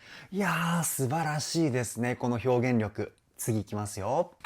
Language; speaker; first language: Japanese; native; Japanese